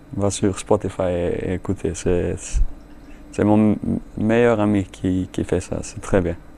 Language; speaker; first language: French; non-native, learner; Icelandic